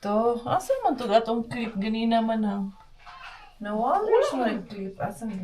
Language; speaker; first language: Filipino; non-native, local second language; Cebuano